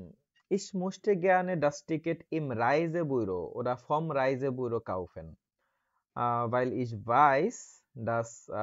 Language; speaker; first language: German; non-native, learner; Bangla